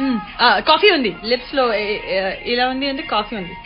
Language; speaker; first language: Telugu; non-native, learner; Gujarati